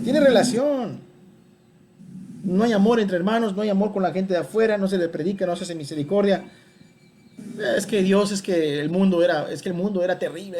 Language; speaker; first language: Spanish; native; Spanish